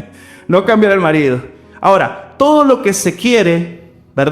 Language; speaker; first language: Spanish; native; Spanish